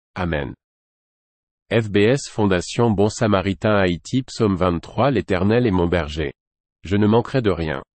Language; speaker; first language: French; non-native, local second language; Haitian Creole